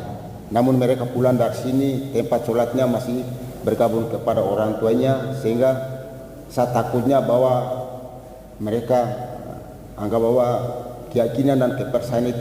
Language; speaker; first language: Indonesian; non-native, local second language; Tetum